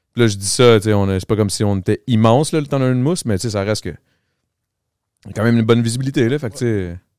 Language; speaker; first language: French; native; French